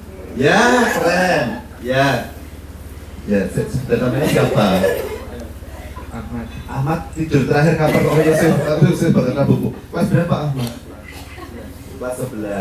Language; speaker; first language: Indonesian; native; Indonesian